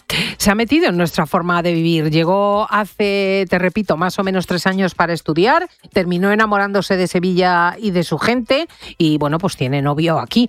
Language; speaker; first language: Spanish; native; Spanish